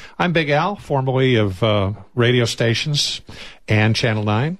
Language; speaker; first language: English; native; English